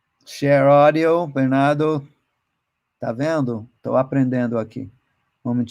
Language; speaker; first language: Portuguese; non-native, fluent; English